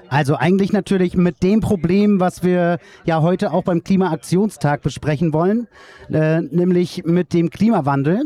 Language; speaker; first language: German; native; German